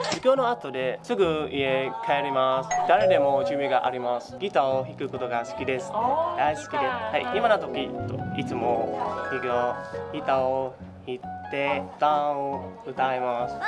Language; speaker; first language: Japanese; non-native, learner; Vietnamese